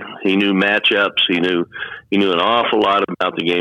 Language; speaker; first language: English; native; English